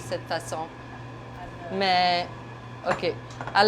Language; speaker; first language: French; non-native, local second language; English